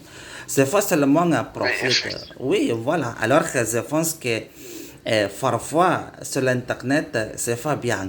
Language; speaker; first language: French; non-native, learner; Indonesian